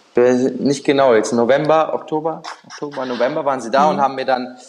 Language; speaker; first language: German; native; German